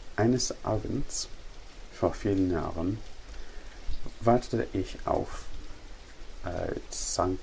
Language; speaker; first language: German; non-native, learner; English